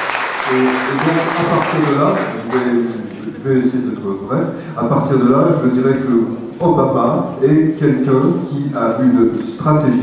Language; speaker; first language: French; native; French